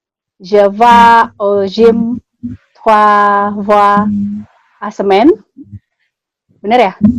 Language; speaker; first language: French; non-native, learner; Indonesian